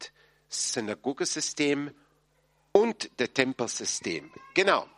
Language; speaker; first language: German; non-native, fluent; English